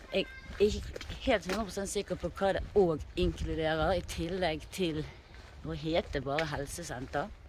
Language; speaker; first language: Norwegian; native; Norwegian